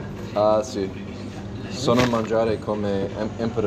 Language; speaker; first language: Italian; non-native, learner; English